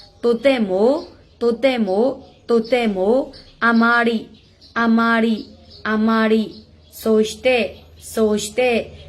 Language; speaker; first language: Japanese; non-native, fluent; Burmese